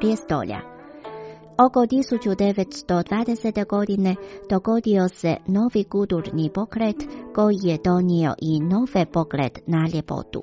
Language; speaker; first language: Croatian; non-native, fluent; Chinese